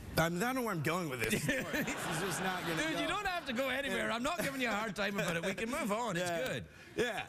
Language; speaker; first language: English; native; English